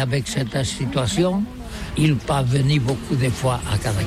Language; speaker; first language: French; non-native, learner; Catalan